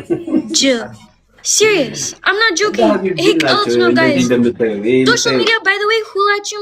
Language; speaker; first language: English; early bilingual, other home language; Amharic